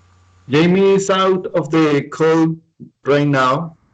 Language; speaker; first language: English; non-native, learner; Spanish